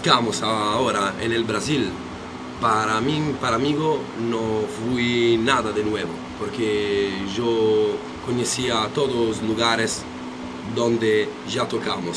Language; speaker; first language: Spanish; non-native, learner; Italian